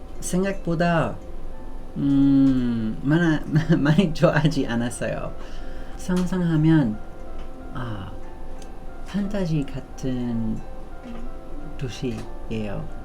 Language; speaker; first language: Korean; non-native, learner; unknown